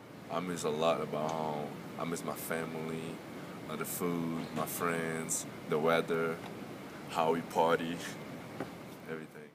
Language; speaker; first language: English; non-native, fluent; Portuguese